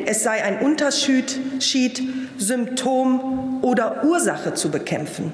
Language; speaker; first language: German; native; German